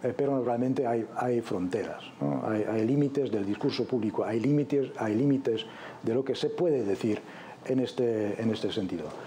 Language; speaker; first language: Spanish; non-native, fluent; Polish